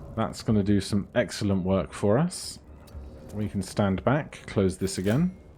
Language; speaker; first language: English; native; English